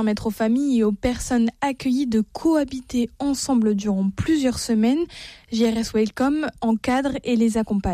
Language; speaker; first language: French; native; French